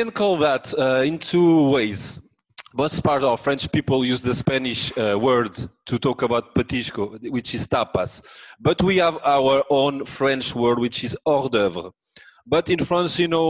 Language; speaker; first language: English; non-native, fluent; French